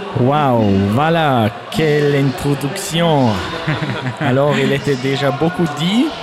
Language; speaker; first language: French; non-native, fluent; German